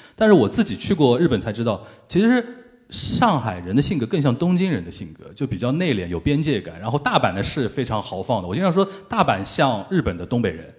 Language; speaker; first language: Chinese; native; Chinese